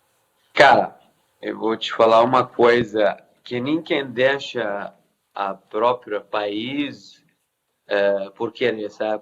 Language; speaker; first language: Portuguese; non-native, fluent; Arabic